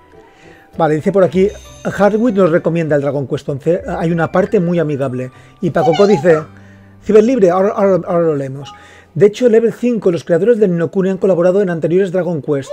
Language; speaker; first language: Spanish; native; Spanish